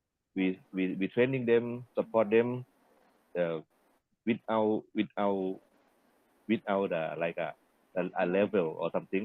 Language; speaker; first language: English; non-native, learner; Thai